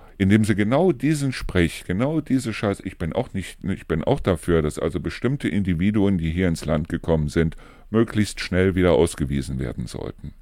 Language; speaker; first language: German; native; German